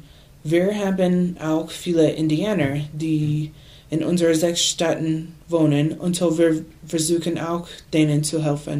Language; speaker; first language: German; non-native, learner; English